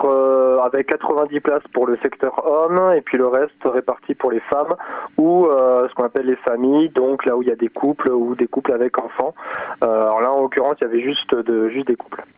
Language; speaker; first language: French; native; French